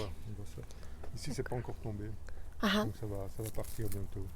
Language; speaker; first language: French; native; French